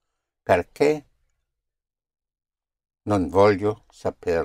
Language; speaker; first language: Italian; non-native, fluent; English